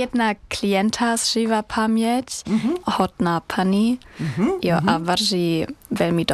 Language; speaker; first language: Czech; non-native, learner; German